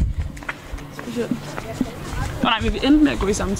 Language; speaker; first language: Danish; native; Danish